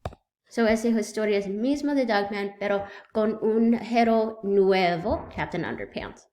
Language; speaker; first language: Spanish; non-native, learner; English